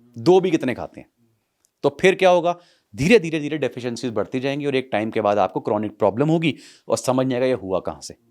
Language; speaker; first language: Hindi; non-native, local second language; Punjabi